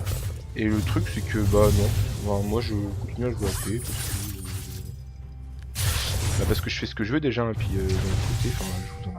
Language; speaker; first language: French; native; French